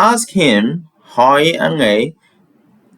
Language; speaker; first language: English; non-native, fluent; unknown